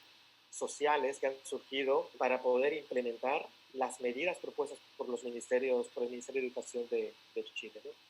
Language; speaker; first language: Spanish; native; Spanish